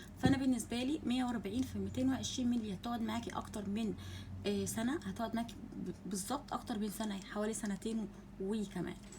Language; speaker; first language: Egyptian Arabic; native; Egyptian Arabic